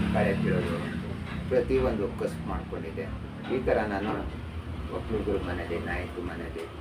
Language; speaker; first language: Kannada; non-native, local second language; Urdu